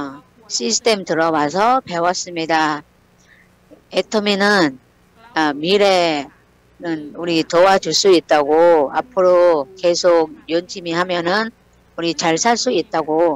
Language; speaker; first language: Korean; non-native, learner; Thai